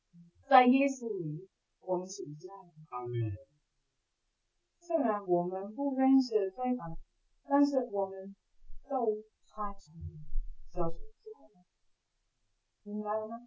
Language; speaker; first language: Chinese; non-native, fluent; English